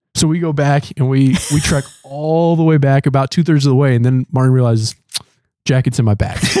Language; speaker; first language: English; native; English